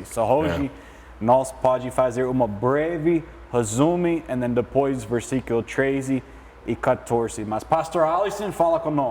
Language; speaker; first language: Portuguese; non-native, learner; English